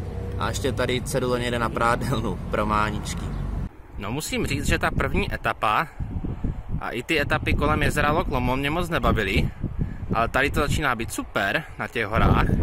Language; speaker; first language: Czech; native; Czech